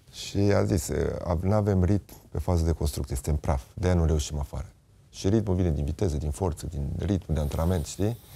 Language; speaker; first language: Romanian; native; Romanian